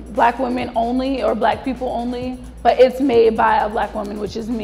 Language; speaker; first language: English; native; English